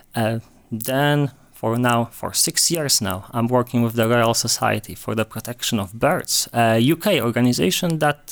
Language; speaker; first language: English; non-native, fluent; Polish